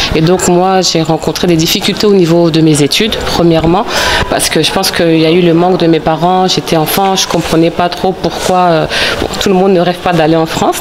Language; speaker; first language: French; early bilingual, other home language; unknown